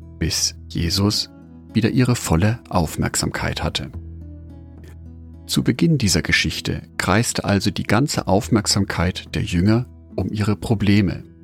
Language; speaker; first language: German; native; German